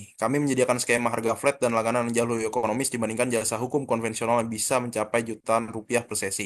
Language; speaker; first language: Indonesian; native; Indonesian